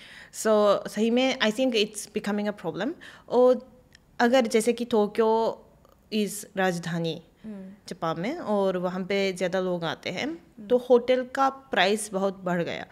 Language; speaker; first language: Hindi; non-native, fluent; Japanese